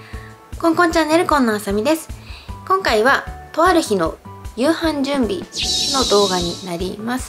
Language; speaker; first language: Japanese; native; Japanese